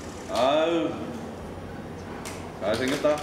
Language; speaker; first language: Korean; native; Korean